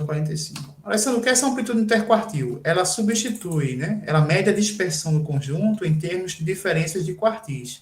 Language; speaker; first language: Portuguese; native; Portuguese